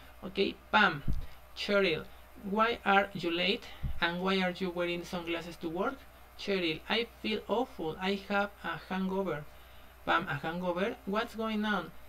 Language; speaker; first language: English; non-native, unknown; Spanish